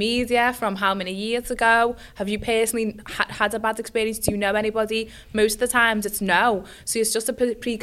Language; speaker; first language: English; native; English